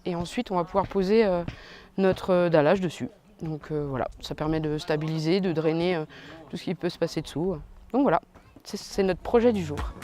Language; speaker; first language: French; native; French